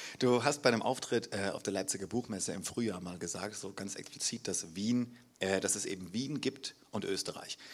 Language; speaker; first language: German; native; German